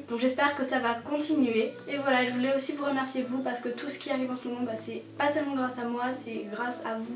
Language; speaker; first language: French; native; French